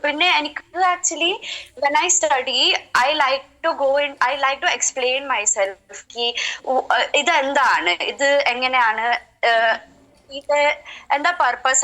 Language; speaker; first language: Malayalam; early bilingual, heritage; Malayalam